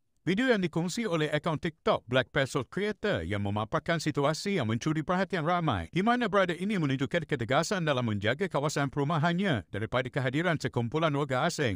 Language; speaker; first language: Malay; native; Malay